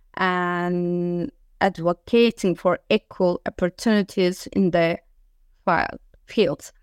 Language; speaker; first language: English; non-native, learner; Azerbaijani